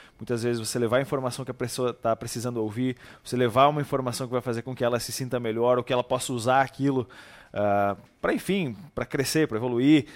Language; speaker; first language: Portuguese; native; Portuguese